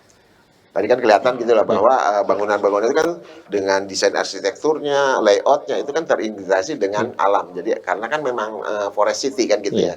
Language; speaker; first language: Indonesian; native; Indonesian